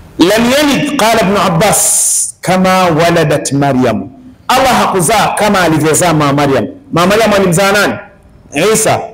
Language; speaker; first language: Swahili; native; Swahili